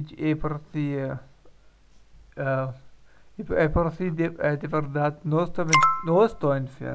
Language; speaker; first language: Spanish; non-native, learner; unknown